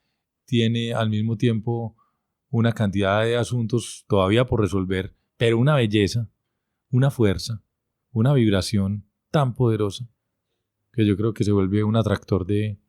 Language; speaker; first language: Spanish; native; Spanish